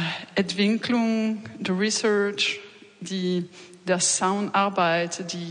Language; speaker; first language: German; non-native, fluent; French